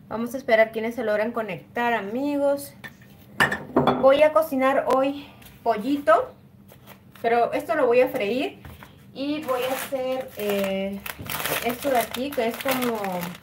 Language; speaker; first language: Spanish; native; Spanish